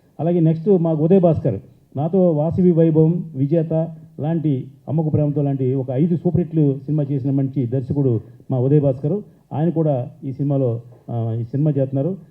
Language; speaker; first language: Telugu; native; Telugu